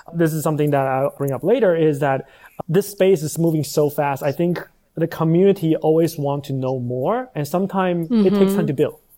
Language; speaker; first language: English; non-native, fluent; Chinese